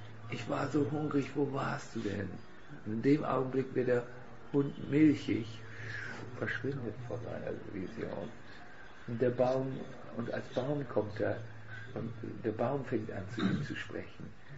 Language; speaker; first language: German; native; German